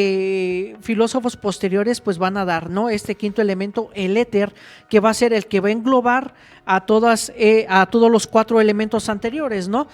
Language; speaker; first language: Spanish; native; Spanish